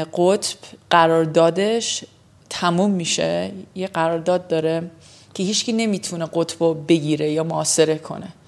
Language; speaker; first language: Persian; early bilingual, heritage; Persian